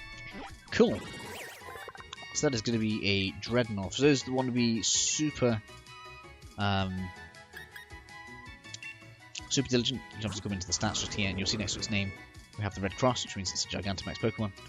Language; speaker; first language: English; native; English